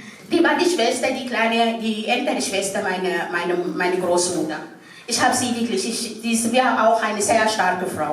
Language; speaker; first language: German; non-native, fluent; Arabic